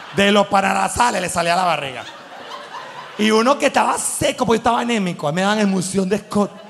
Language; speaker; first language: Spanish; native; Spanish